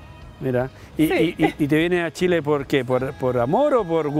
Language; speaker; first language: Spanish; native; Spanish